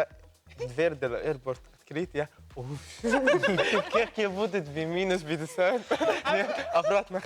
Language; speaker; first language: Russian; non-native, learner; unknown